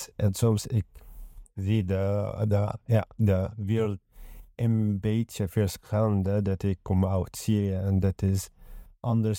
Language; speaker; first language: Dutch; non-native, learner; Arabic